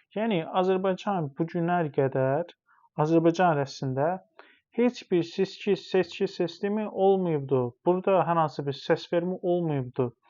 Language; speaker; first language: Azerbaijani; non-native, local second language; Talysh